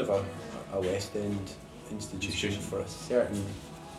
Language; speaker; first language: English; native; English